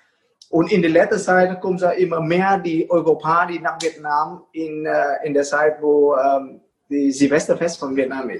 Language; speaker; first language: German; non-native, fluent; Vietnamese